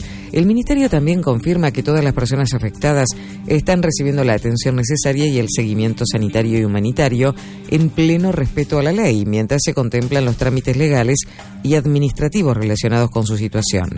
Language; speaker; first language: Spanish; native; Spanish